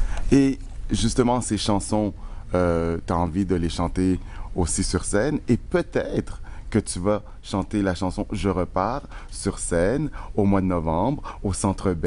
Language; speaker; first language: French; native; French